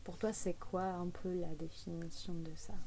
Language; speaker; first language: French; native; French